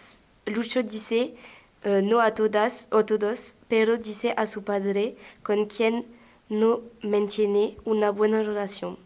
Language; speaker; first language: Spanish; non-native, learner; French